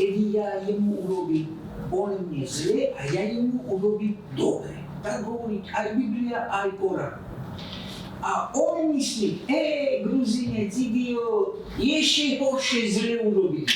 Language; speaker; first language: Slovak; non-native, learner; Russian